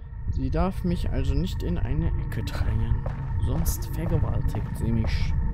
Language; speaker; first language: German; native; German